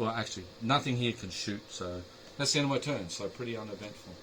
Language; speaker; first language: English; native; English